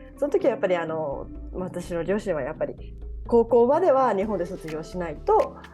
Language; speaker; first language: Japanese; native; Japanese